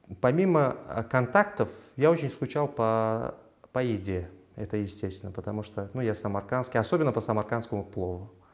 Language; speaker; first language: Russian; non-native, local second language; Uzbek